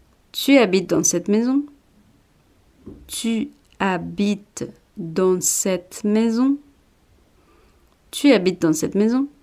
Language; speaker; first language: French; non-native, fluent; Spanish